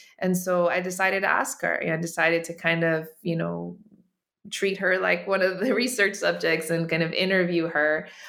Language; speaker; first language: English; native; English